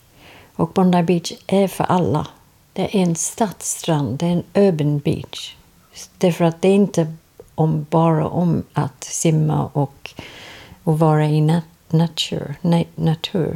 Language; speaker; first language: Swedish; non-native, fluent; English